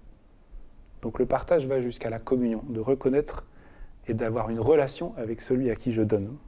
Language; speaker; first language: French; native; French